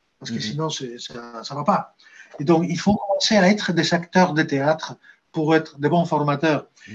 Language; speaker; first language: French; non-native, fluent; Spanish